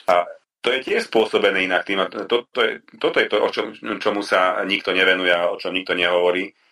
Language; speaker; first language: Slovak; non-native, local second language; Hungarian